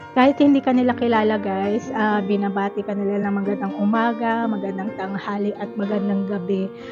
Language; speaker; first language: Filipino; native; Filipino